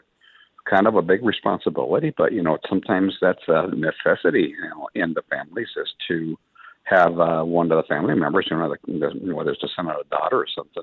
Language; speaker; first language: English; early bilingual, other home language; Spanish